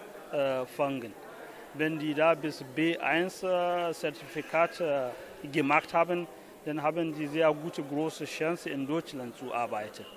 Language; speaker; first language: German; non-native, fluent; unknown